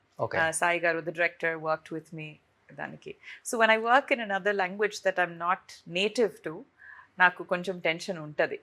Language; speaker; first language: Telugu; non-native, fluent; Tamil